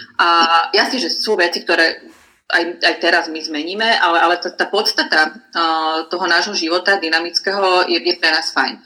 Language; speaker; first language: Slovak; non-native, fluent; Croatian